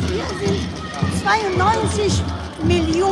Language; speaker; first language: German; non-native, fluent; Persian